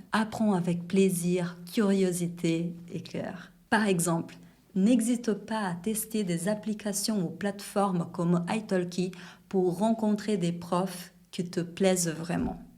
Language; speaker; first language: French; non-native, fluent; Portuguese